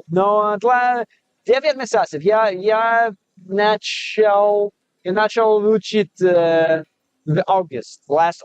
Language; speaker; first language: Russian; non-native, learner; English